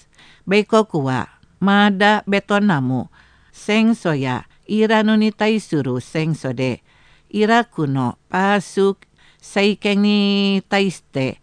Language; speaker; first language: Japanese; non-native, fluent; Indonesian